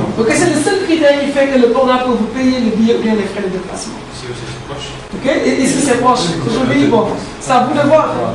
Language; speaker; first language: French; non-native, local second language; Wolof